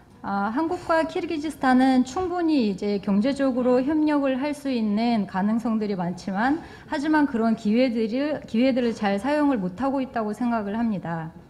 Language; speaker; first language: Korean; non-native, fluent; Kyrgyz